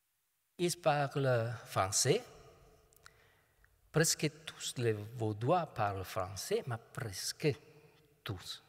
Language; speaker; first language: French; non-native, fluent; Italian